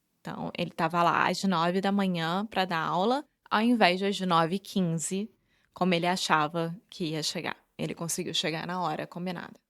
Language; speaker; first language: Portuguese; native; Portuguese